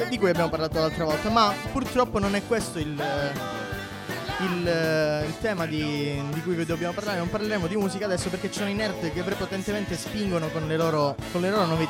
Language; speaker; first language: Italian; native; Italian